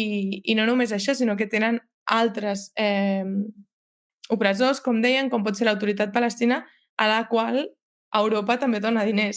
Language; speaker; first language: Catalan; native; Catalan